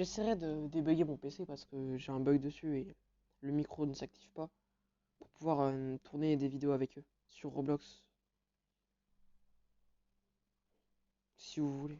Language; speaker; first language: French; native; French